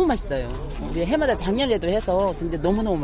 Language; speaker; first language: Korean; native; Korean